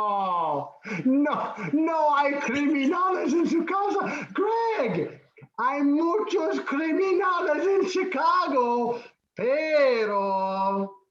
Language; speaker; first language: Spanish; non-native, fluent; English